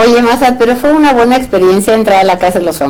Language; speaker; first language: Spanish; native; Spanish